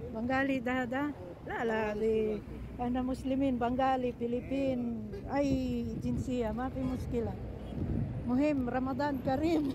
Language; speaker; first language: Arabic; non-native, learner; Filipino